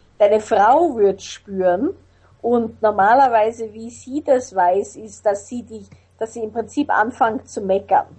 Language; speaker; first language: German; native; German